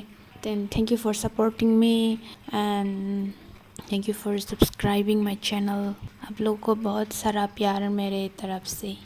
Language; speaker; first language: Hindi; non-native, local second language; Kok Borok